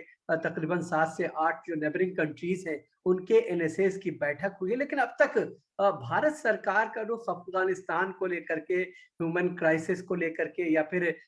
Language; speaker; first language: Hindi; native; Hindi